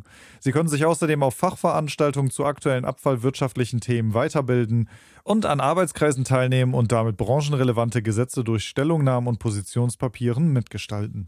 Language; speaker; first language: German; native; German